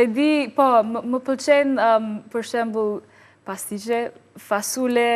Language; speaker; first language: Albanian; non-native, learner; English